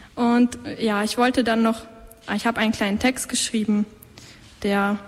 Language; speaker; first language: German; native; German